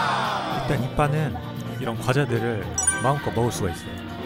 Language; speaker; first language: Korean; native; Korean